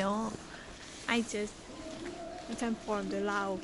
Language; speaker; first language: English; non-native, learner; Lao